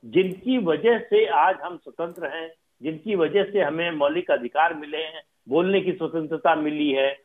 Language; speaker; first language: Hindi; native; Hindi